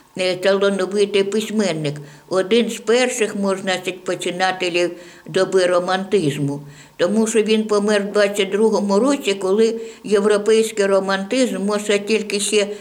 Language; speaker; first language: Ukrainian; native; Ukrainian